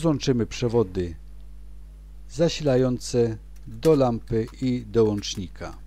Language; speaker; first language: Polish; native; Polish